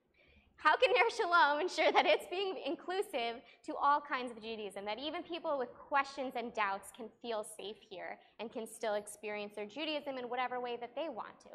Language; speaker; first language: English; native; English